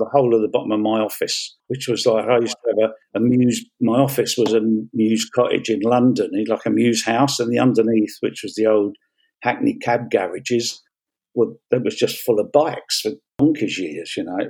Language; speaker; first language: English; native; English